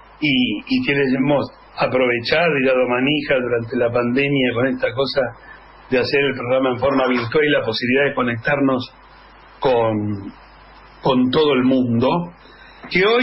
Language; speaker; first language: Spanish; native; Spanish